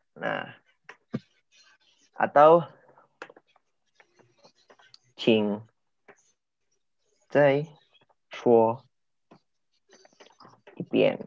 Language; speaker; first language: Chinese; non-native, fluent; Indonesian